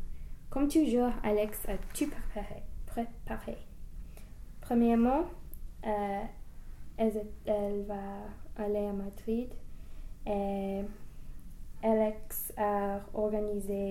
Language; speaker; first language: French; non-native, learner; English